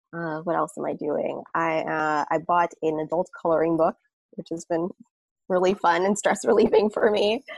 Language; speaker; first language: English; native; English